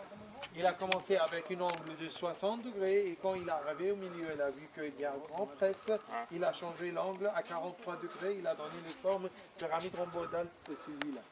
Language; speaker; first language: French; non-native, fluent; Arabic